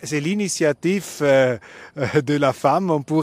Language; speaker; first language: French; non-native, fluent; German